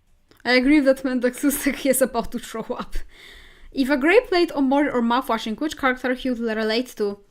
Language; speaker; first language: English; non-native, fluent; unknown